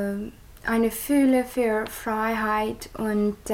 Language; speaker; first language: German; non-native, learner; English